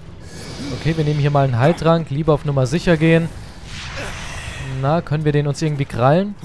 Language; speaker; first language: German; native; German